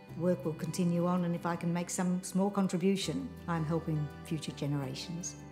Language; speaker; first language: English; native; English